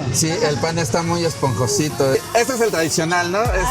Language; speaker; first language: Spanish; native; Spanish